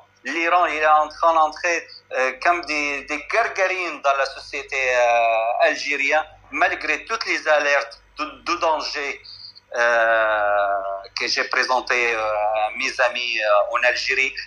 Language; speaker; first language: French; non-native, fluent; Arabic